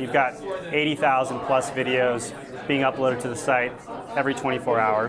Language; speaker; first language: English; native; English